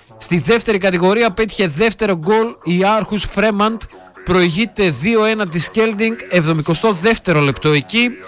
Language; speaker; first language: Greek; native; Greek